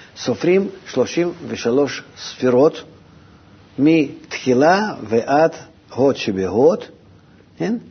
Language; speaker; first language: Hebrew; non-native, fluent; Russian